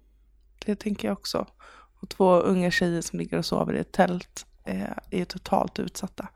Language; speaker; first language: Swedish; native; Swedish